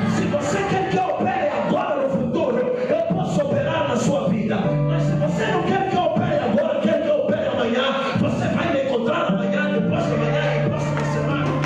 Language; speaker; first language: Portuguese; non-native, local second language; Tsonga